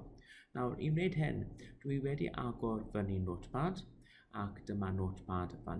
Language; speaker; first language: Welsh; non-native, local second language; English